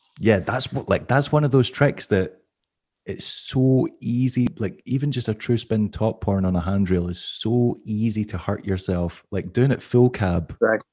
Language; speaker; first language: English; native; English